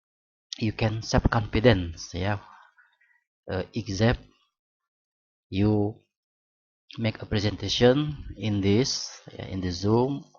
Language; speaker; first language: English; non-native, learner; Indonesian